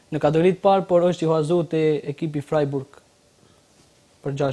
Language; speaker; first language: Albanian; native; Albanian